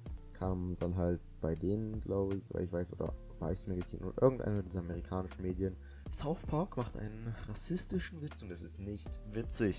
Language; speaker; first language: German; native; German